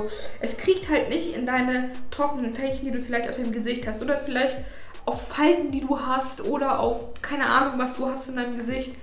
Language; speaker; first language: German; native; German